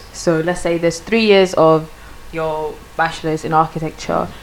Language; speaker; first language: English; non-native, fluent; Swedish